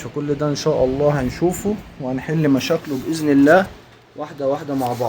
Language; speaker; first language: Arabic; native; Arabic